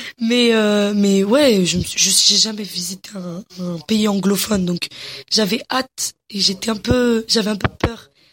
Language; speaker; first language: French; early bilingual, other home language; Arabic